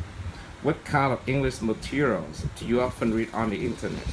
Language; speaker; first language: English; non-native, fluent; Vietnamese